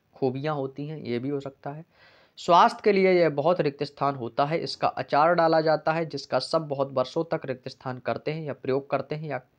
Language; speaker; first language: Hindi; native; Hindi